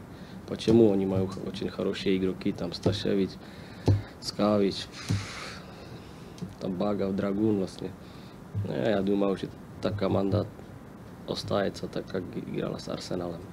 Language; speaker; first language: Russian; non-native, learner; Slovak